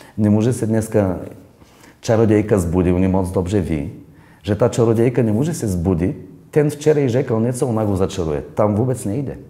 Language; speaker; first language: Czech; non-native, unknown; Bulgarian